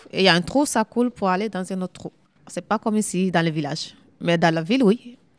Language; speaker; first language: French; non-native, local second language; Fula